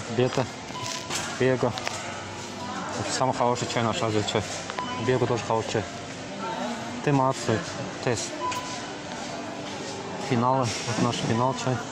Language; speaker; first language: Russian; non-native, learner; Azerbaijani